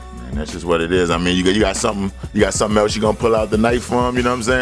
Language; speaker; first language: English; native; English